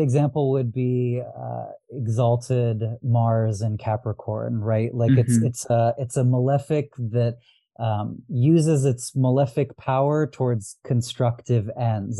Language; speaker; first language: English; early bilingual, other home language; Arabic